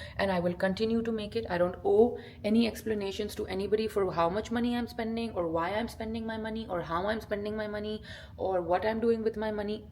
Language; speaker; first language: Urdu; native; Urdu